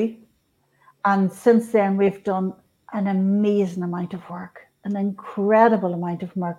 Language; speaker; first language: English; native; English